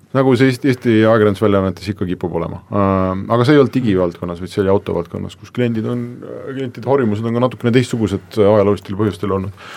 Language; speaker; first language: Estonian; native; Estonian